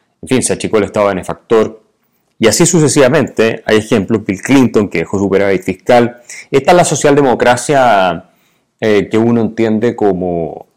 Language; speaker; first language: Spanish; native; Spanish